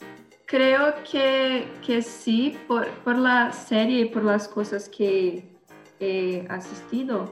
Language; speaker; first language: Spanish; non-native, learner; Portuguese